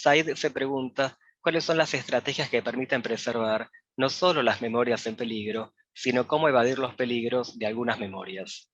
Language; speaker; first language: Spanish; native; Spanish